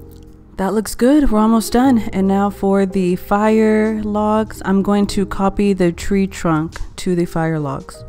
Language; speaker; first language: English; native; English